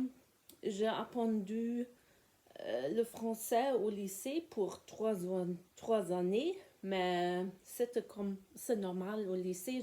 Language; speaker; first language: French; non-native, learner; German